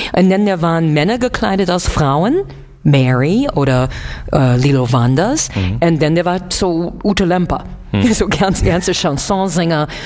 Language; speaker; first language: German; non-native, fluent; English